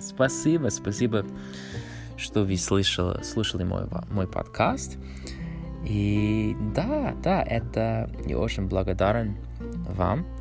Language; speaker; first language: Russian; non-native, learner; English